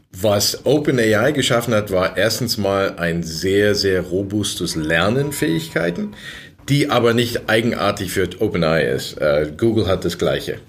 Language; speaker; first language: German; early bilingual, other home language; English